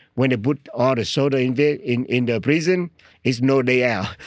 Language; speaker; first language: English; non-native, learner; Vietnamese